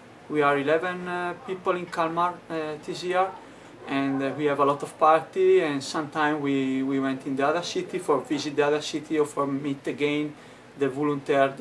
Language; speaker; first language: English; non-native, learner; Italian